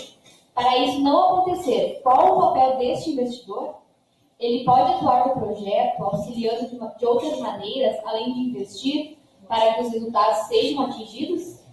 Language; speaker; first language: Portuguese; native; Portuguese